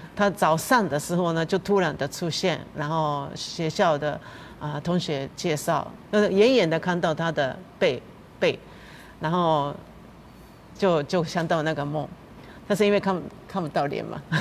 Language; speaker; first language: Chinese; non-native, fluent; Japanese